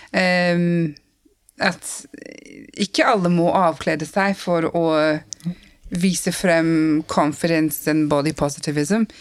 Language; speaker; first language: Norwegian; non-native, fluent; English